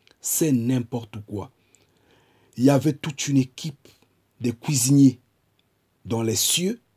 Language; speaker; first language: French; non-native, local second language; Kongo